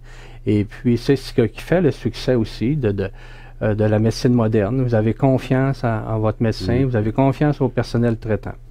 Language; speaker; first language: French; native; French